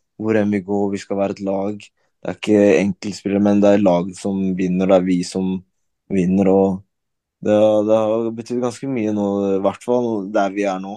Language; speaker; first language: Norwegian; early bilingual, other home language; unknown